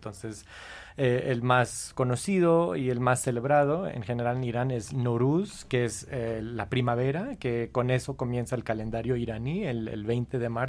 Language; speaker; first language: Spanish; non-native, fluent; English